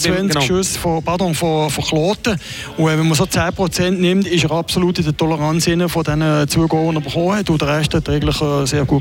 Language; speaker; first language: German; native; German